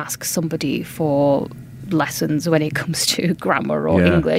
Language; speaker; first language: English; native; English